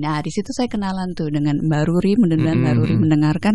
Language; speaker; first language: Indonesian; early bilingual, other home language; English